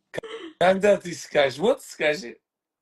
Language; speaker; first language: Russian; non-native, learner; Uzbek